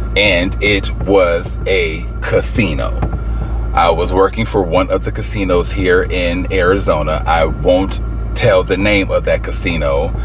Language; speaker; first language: English; native; English